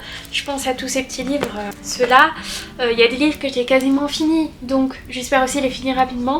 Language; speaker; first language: French; native; French